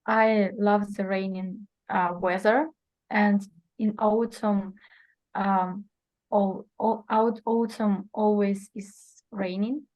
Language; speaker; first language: English; non-native, learner; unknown